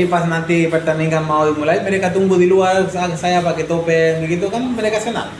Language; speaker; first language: Indonesian; non-native, fluent; Spanish